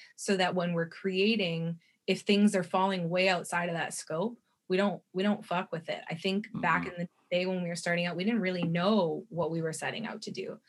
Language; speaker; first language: English; native; English